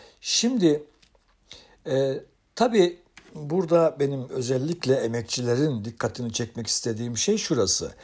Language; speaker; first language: Turkish; native; Turkish